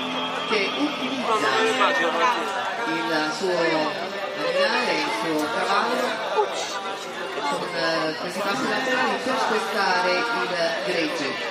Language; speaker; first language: Italian; native; Italian